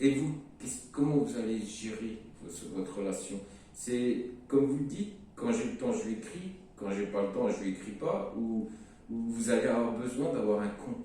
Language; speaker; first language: French; native; French